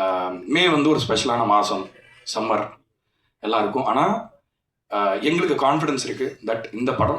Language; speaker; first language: Tamil; native; Tamil